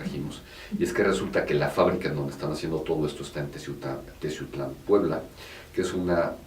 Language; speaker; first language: Spanish; native; Spanish